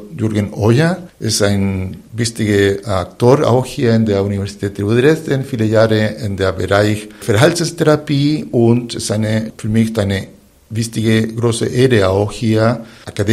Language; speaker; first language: German; non-native, fluent; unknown